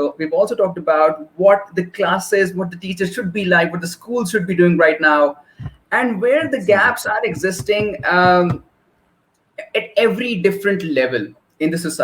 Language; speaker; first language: English; non-native, local second language; Urdu